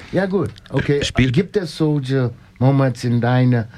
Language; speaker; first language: German; non-native, learner; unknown